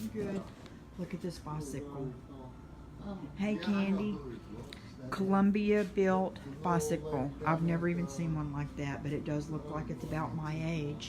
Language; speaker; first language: English; native; English